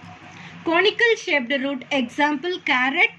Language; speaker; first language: English; non-native, local second language; Tamil